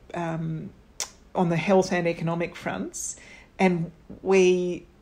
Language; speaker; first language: English; native; English